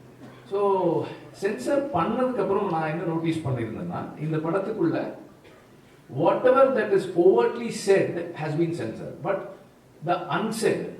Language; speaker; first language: Tamil; native; Tamil